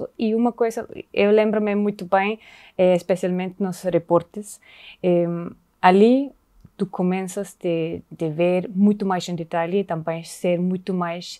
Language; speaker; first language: Portuguese; non-native, fluent; German